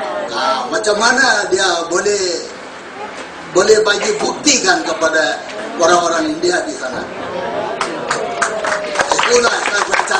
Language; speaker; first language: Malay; non-native, local second language; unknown